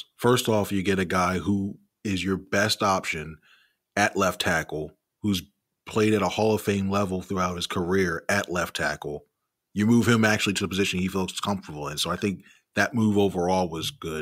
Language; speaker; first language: English; native; English